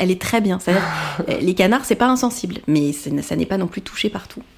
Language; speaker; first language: French; native; French